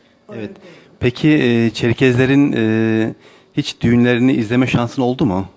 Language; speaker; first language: Turkish; native; Turkish